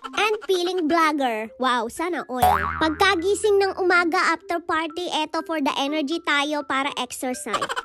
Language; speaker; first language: Filipino; non-native, local second language; Cebuano